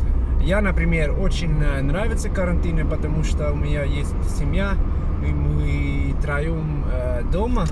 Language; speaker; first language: Russian; non-native, learner; Dutch